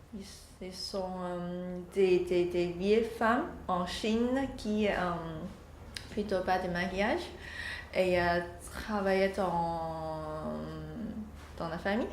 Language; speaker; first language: French; non-native, learner; Chinese